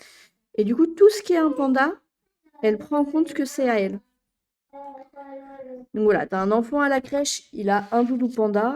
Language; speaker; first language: French; native; French